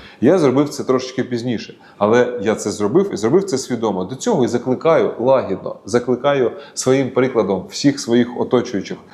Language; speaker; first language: Ukrainian; non-native, local second language; Russian